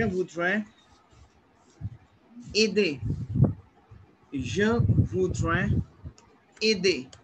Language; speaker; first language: French; non-native, learner; Hindi